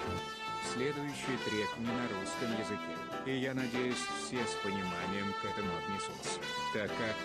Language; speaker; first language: Russian; native; Russian